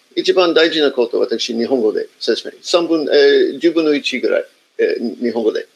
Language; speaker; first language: Japanese; non-native, learner; English